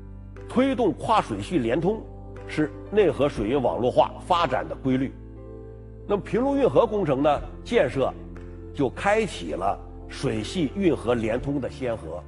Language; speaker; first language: Chinese; native; Chinese